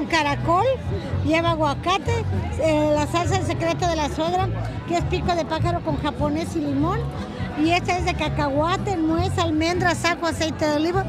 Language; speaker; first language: Spanish; native; Spanish